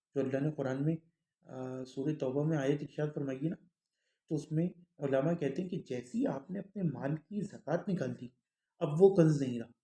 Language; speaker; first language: Urdu; early bilingual, heritage; Urdu